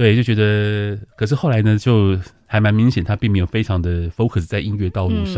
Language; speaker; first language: Chinese; native; Chinese